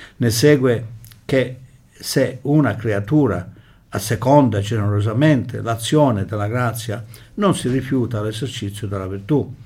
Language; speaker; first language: Italian; early bilingual, heritage; Italian